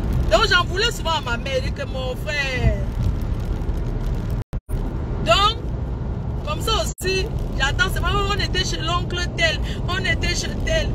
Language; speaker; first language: French; non-native, local second language; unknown